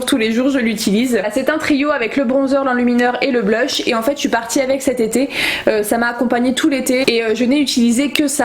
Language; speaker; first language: French; native; French